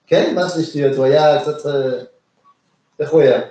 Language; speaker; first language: Hebrew; non-native, fluent; French